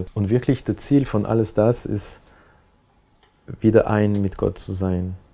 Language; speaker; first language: German; non-native, local second language; French